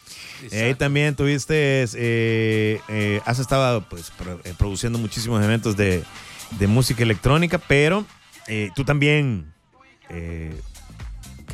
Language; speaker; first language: Spanish; native; Spanish